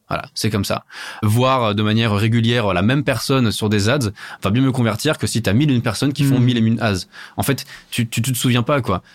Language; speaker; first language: French; native; French